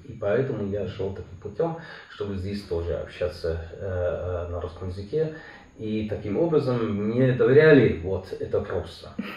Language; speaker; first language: Russian; non-native, fluent; German